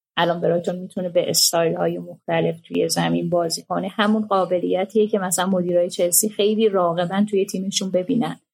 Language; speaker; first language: Persian; native; Persian